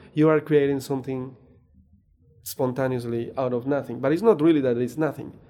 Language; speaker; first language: English; non-native, fluent; Spanish